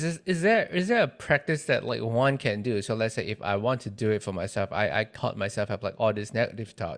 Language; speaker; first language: English; non-native, local second language; Chinese